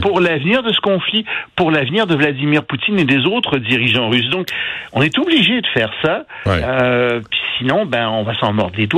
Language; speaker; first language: French; native; French